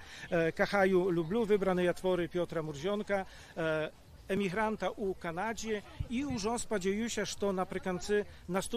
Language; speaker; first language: Polish; non-native, local second language; Belarusian